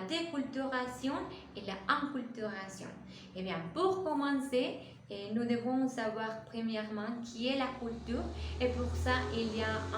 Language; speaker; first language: French; non-native, learner; Spanish